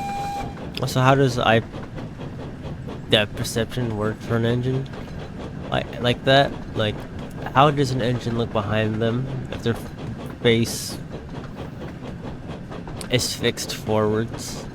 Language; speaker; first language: English; native; English